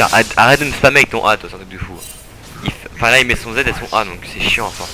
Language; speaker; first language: French; native; French